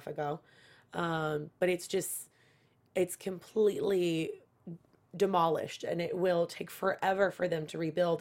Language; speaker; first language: English; native; English